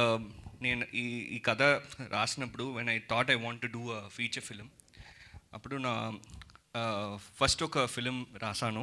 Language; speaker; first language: Telugu; early bilingual, heritage; Telugu